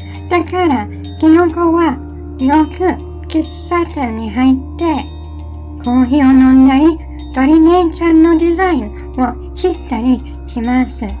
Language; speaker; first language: Japanese; non-native, learner; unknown